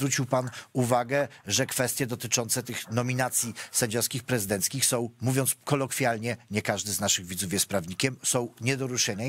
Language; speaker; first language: Polish; native; Polish